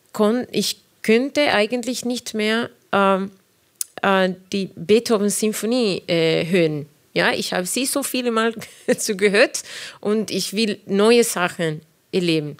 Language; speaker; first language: German; non-native, fluent; Spanish